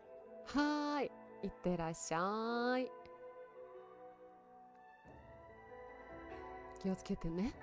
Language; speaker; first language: Japanese; non-native, learner; Russian